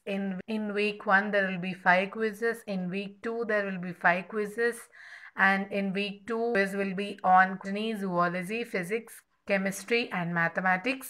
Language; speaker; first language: English; non-native, local second language; Telugu